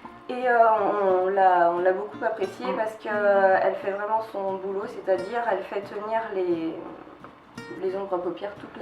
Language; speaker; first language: French; native; French